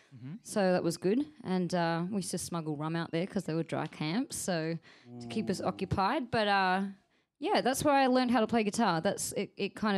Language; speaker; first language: English; native; English